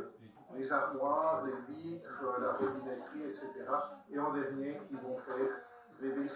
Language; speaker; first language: French; native; French